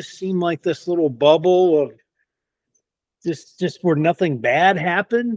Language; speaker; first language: English; native; English